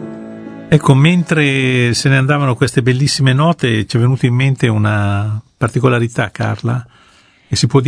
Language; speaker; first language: Italian; native; Italian